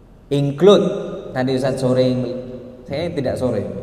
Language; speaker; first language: English; non-native, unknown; Indonesian